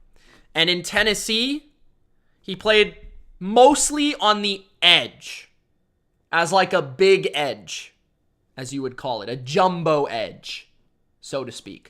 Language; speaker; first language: English; native; English